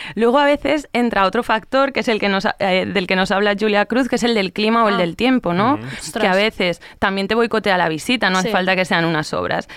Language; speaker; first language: Spanish; native; Spanish